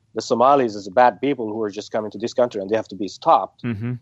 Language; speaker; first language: English; non-native, fluent; Somali